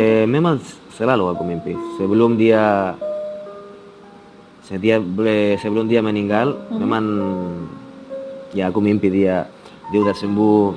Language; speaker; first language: Indonesian; non-native, fluent; Spanish